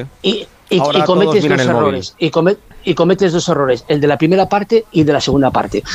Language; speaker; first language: Spanish; native; Spanish